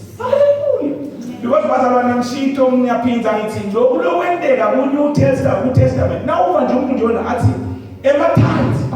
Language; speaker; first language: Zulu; non-native, local second language; Swati